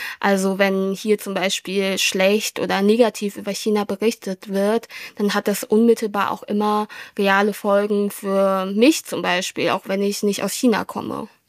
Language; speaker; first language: German; early bilingual, other home language; Vietnamese